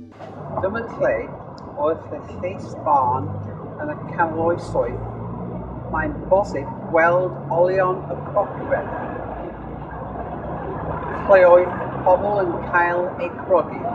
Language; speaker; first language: Welsh; non-native, learner; English